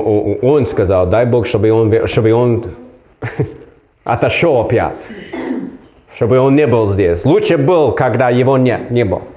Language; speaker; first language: Russian; non-native, learner; English